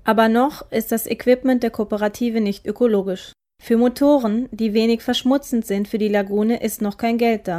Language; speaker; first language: German; native; German